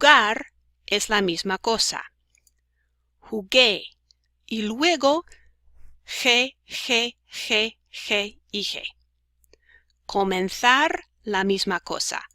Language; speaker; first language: Spanish; non-native, fluent; English